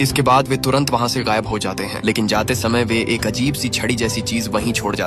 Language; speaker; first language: Hindi; native; Hindi